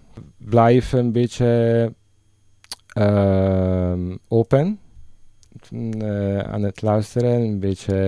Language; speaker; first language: Dutch; non-native, learner; Italian